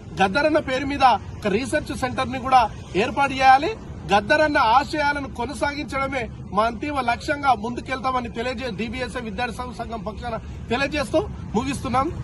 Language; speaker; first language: Telugu; native; Telugu